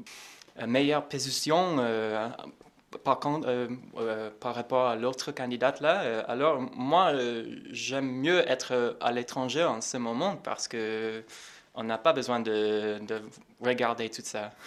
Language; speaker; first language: French; non-native, fluent; English